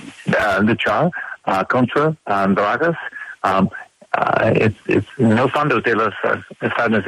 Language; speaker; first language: Spanish; non-native, learner; English